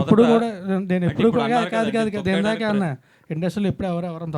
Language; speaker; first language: Telugu; native; Telugu